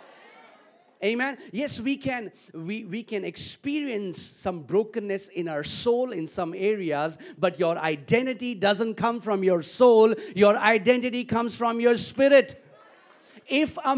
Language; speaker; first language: English; non-native, local second language; Hindi